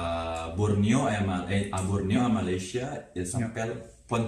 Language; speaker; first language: French; non-native, learner; Indonesian